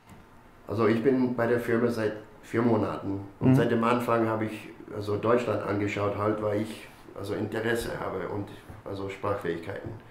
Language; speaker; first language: German; non-native, fluent; English